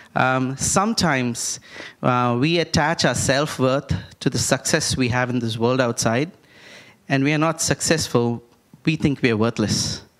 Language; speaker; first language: English; non-native, local second language; Malayalam